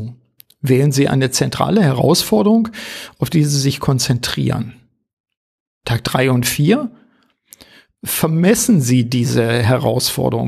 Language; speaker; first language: German; native; German